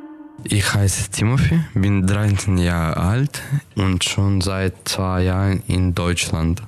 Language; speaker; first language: German; early bilingual, other home language; Ukrainian